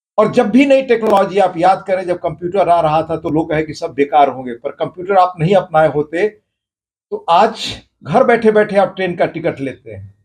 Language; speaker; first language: Hindi; native; Hindi